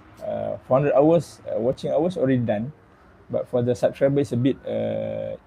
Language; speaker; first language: English; non-native, local second language; Malay